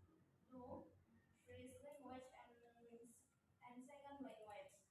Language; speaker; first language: English; non-native, learner; Indonesian